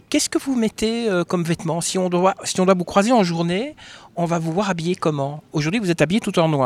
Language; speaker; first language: French; native; French